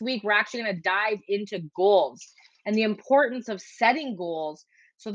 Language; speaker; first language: English; native; English